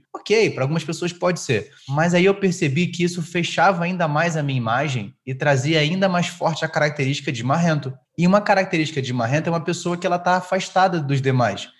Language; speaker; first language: Portuguese; native; Portuguese